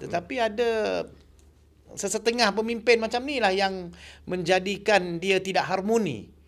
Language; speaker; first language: Malay; non-native, local second language; Chinese